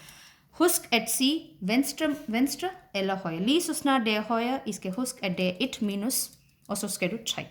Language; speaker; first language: Danish; non-native, fluent; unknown